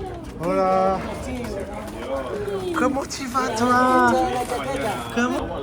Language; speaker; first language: French; native; French